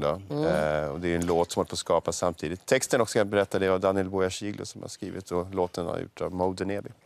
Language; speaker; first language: Swedish; native; Swedish